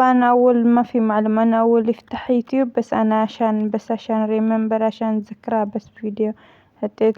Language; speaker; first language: Arabic; non-native, learner; Amharic